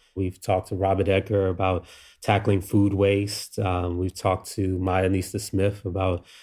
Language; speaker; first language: English; native; English